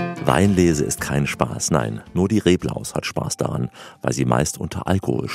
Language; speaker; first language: German; native; German